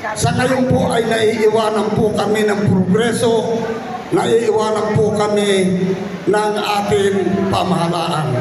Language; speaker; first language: Filipino; non-native, local second language; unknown